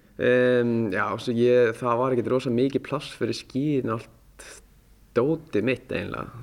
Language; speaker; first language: Icelandic; early bilingual, heritage; Icelandic